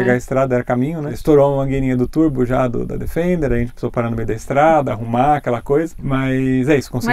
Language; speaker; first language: Portuguese; native; Portuguese